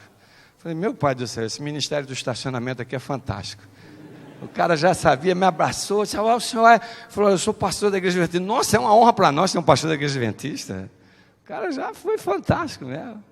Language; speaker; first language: Portuguese; native; Portuguese